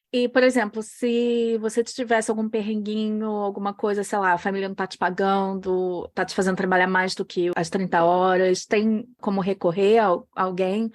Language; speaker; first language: Portuguese; native; Portuguese